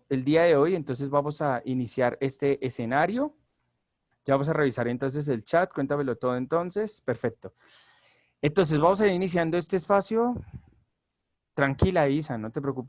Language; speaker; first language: Spanish; native; Spanish